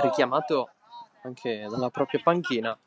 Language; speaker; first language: Italian; native; Italian